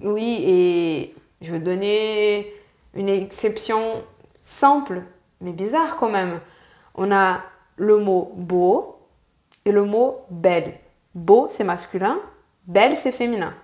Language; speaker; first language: French; non-native, fluent; Portuguese